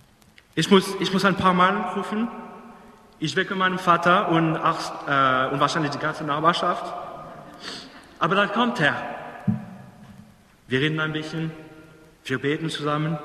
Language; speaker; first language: German; non-native, fluent; English